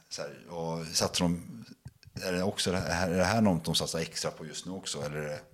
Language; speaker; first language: Swedish; native; Swedish